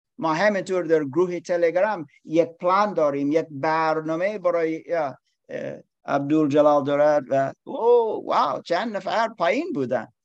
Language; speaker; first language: Persian; non-native, learner; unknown